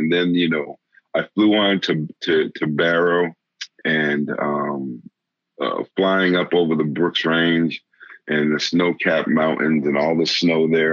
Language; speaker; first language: English; native; English